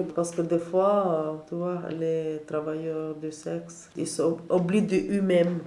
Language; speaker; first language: French; non-native, learner; Albanian